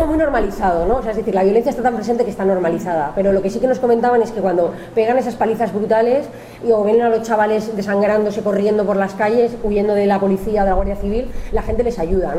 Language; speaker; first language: Spanish; native; Spanish